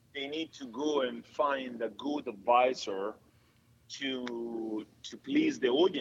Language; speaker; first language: English; non-native, fluent; Italian